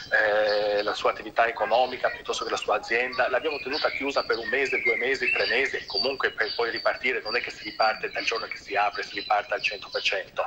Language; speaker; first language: Italian; native; Italian